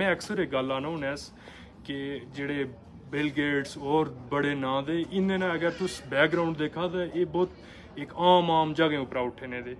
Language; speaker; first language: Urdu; non-native, local second language; Pahari-Potwari